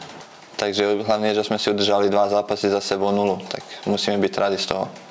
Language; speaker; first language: Czech; non-native, fluent; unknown